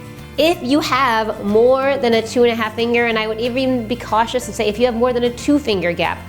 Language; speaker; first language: English; native; English